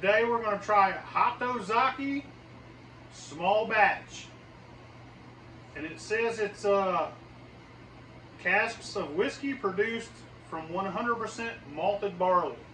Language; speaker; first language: English; native; English